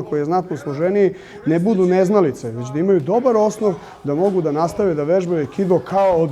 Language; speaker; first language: Bosnian; native; Bosnian